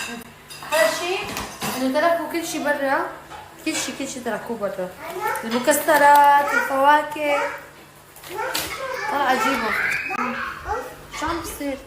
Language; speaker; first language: Arabic; native; Arabic